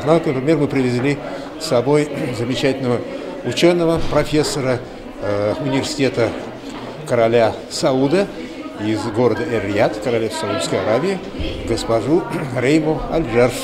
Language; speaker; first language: Russian; native; Russian